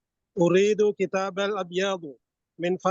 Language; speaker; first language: Arabic; non-native, learner; Indonesian